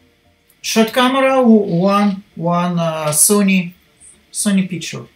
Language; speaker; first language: English; non-native, learner; Russian